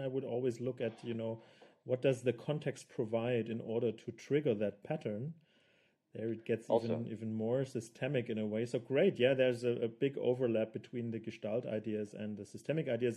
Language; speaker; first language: English; non-native, fluent; German